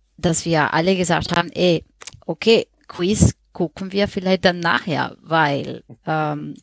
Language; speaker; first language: German; non-native, fluent; Spanish